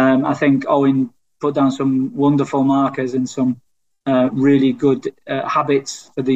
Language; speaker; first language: English; native; English